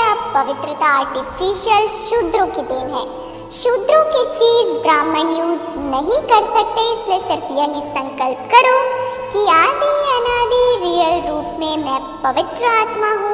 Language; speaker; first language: Hindi; native; Hindi